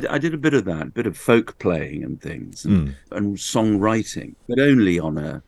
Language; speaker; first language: English; native; English